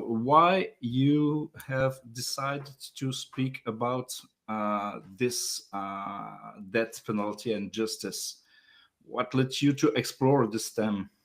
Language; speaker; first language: English; non-native, learner; French